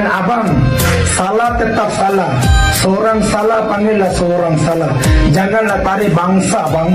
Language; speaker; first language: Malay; non-native, learner; Bangla